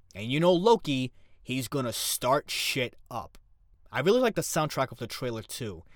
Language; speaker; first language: English; native; English